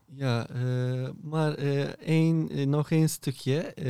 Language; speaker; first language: Dutch; non-native, learner; Turkish